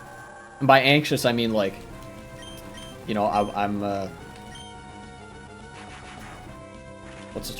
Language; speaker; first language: English; native; English